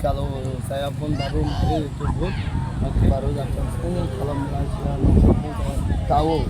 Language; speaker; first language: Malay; non-native, learner; Rohingya